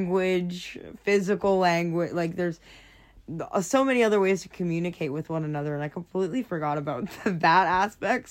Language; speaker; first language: English; non-native, fluent; French